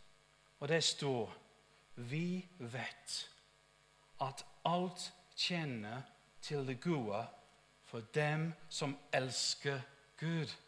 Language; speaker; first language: Norwegian; non-native, fluent; English